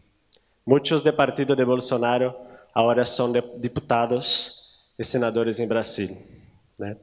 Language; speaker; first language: Spanish; non-native, learner; Portuguese